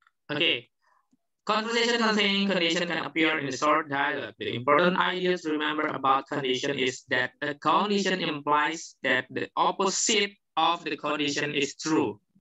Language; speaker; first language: English; non-native, fluent; Indonesian